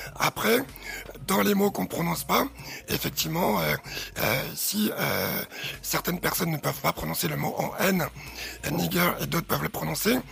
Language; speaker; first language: French; early bilingual, other home language; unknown